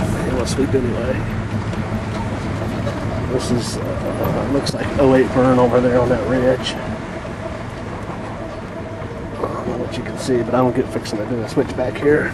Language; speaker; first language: English; native; English